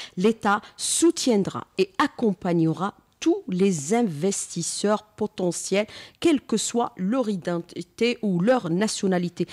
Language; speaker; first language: French; non-native, local second language; Arabic